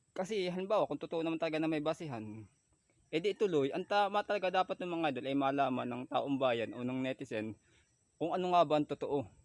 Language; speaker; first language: Filipino; native; Filipino